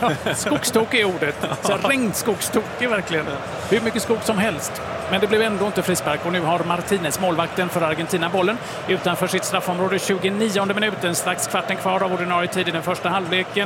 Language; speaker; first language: Swedish; native; Swedish